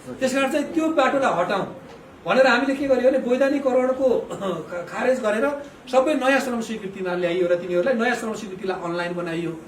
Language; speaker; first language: Nepali; native; Nepali